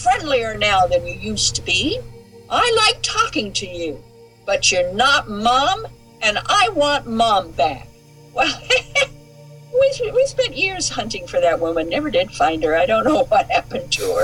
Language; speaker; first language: English; native; English